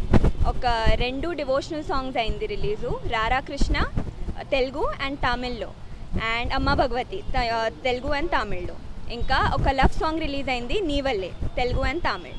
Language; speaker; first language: Telugu; early bilingual, heritage; Telugu